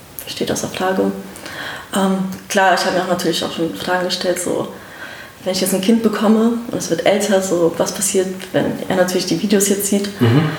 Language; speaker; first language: German; early bilingual, other home language; Russian